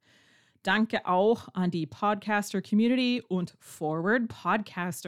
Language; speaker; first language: German; non-native, fluent; English